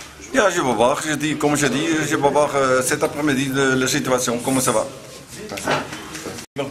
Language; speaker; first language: French; non-native, learner; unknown